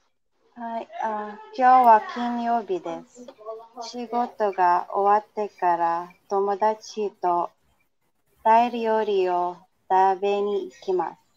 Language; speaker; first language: Japanese; non-native, learner; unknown